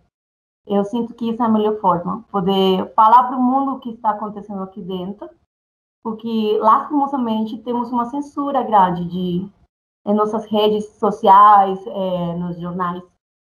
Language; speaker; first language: Portuguese; non-native, fluent; Spanish